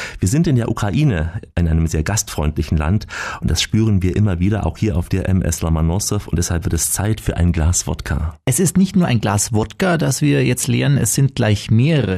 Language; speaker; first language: German; native; German